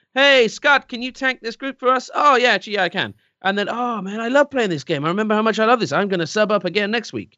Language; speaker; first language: English; native; English